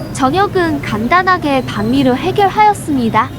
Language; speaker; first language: Korean; native; Korean